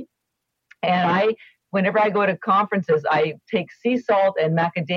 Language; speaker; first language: English; native; English